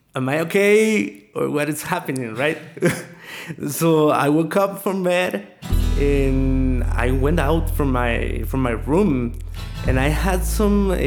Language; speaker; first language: English; non-native, learner; Spanish